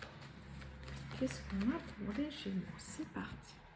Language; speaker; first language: French; native; French